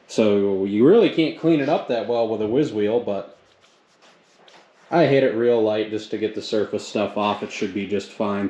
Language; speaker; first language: English; native; English